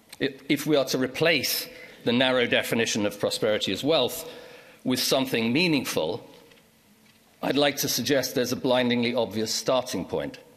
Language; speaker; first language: English; native; English